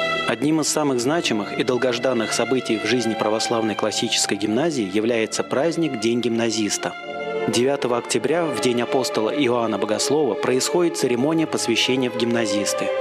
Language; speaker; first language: Russian; native; Russian